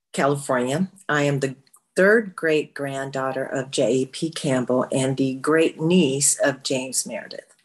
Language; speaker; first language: English; native; English